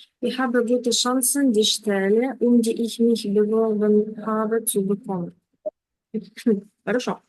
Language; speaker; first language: German; non-native, fluent; Ukrainian